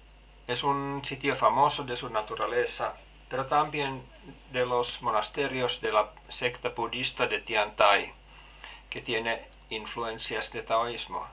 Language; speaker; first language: Spanish; non-native, fluent; Finnish